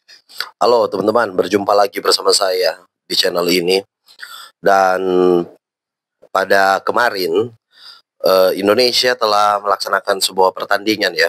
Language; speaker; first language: Indonesian; native; Indonesian